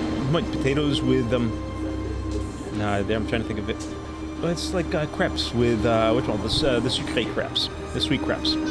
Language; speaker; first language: English; native; English